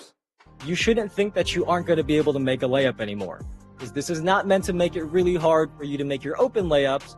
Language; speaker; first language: English; native; English